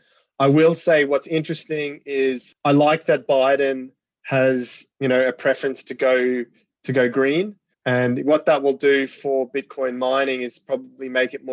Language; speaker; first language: English; native; English